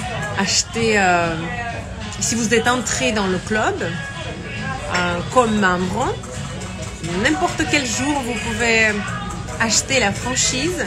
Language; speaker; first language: French; non-native, fluent; Russian